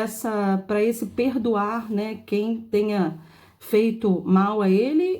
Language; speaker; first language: Portuguese; native; Portuguese